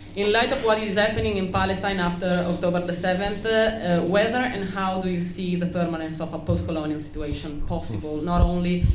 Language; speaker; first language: English; non-native, fluent; Italian